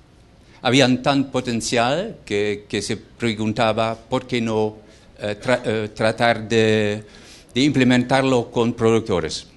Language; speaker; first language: Spanish; non-native, fluent; Dutch